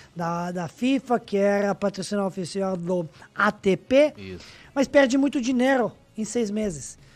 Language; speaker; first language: Portuguese; non-native, fluent; Serbian